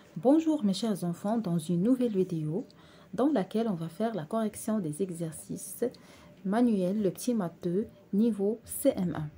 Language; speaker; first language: French; non-native, local second language; Arabic